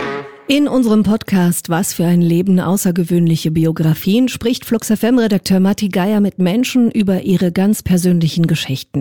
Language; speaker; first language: German; native; German